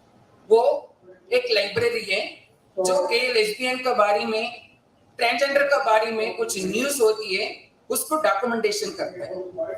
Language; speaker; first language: Hindi; non-native, local second language; Tamil